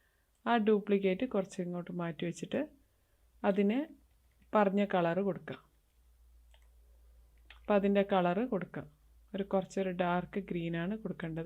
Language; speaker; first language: Malayalam; native; Malayalam